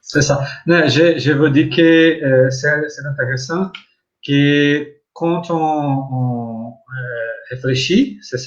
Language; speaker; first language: French; non-native, learner; Portuguese